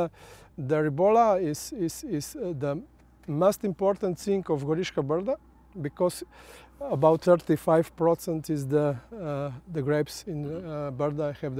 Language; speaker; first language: English; non-native, learner; Slovenian